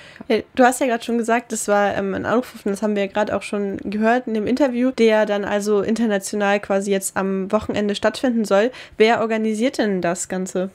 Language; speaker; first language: German; native; German